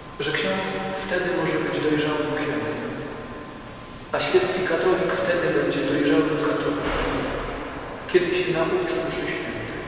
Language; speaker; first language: Polish; native; Polish